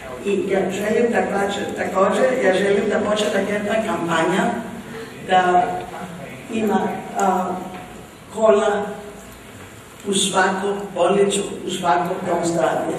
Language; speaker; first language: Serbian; early bilingual, heritage; English